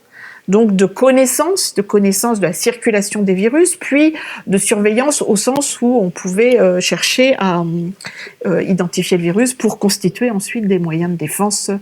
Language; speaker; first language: French; native; French